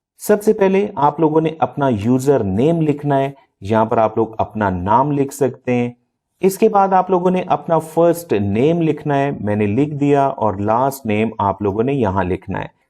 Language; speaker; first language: Urdu; non-native, local second language; Punjabi